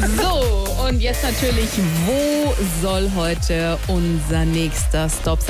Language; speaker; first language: German; native; German